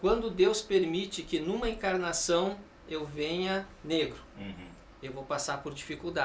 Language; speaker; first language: Portuguese; native; Portuguese